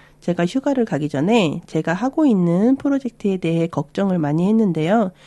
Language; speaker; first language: Korean; early bilingual, other home language; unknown